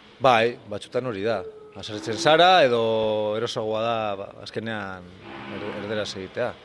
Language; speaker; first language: Basque; non-native, local second language; Spanish